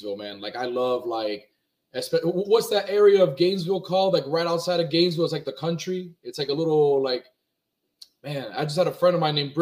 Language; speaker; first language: English; early bilingual, other home language; Spanish